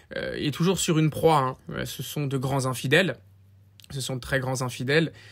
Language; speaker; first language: French; native; French